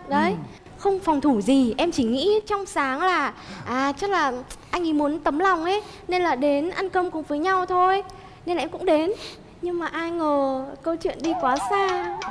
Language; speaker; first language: Vietnamese; native; Vietnamese